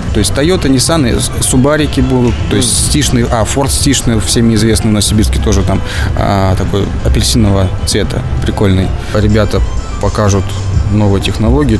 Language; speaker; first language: Russian; native; Russian